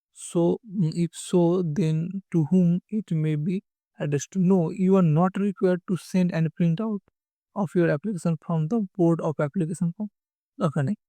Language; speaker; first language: English; non-native, local second language; Bangla